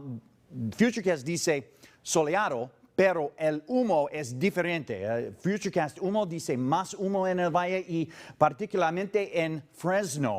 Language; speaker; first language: Spanish; non-native, learner; English